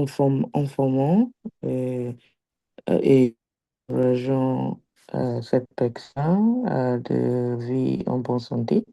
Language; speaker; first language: French; non-native, learner; Igbo